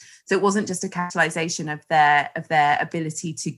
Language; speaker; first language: English; native; English